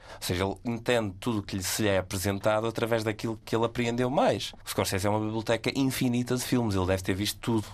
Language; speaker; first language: Portuguese; native; Portuguese